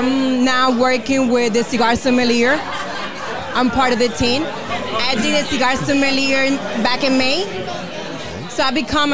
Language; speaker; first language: English; non-native, fluent; Spanish